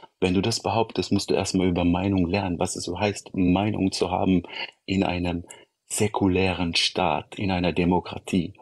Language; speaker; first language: German; early bilingual, other home language; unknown